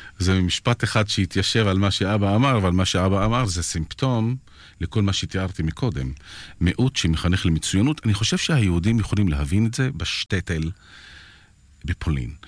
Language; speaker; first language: Hebrew; non-native, local second language; Arabic